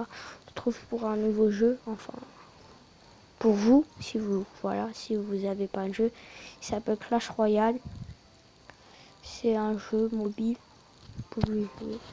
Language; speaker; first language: French; native; French